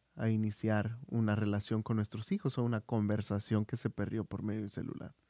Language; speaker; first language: Spanish; native; Spanish